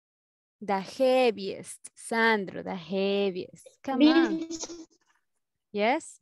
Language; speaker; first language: English; non-native, learner; Spanish